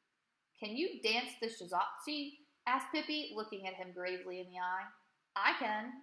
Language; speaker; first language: English; native; English